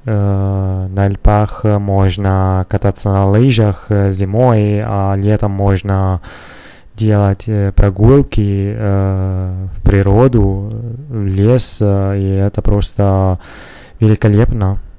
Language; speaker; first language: Russian; non-native, learner; Italian